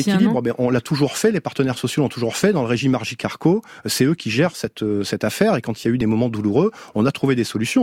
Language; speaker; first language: French; native; French